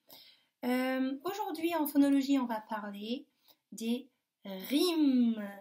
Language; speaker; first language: French; native; French